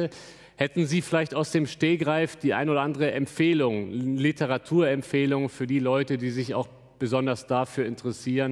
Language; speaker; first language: German; native; German